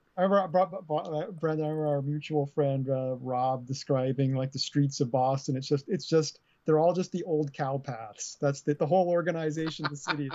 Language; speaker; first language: English; native; English